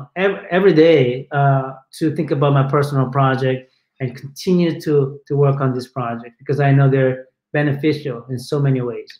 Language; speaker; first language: English; non-native, fluent; Portuguese